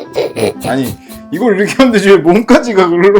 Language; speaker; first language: Korean; native; Korean